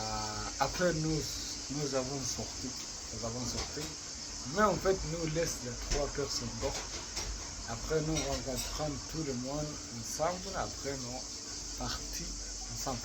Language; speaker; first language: French; non-native, learner; Arabic